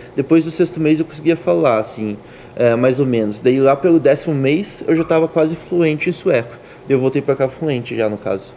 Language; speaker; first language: Portuguese; native; Portuguese